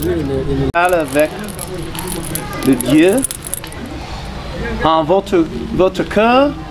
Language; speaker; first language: French; non-native, learner; English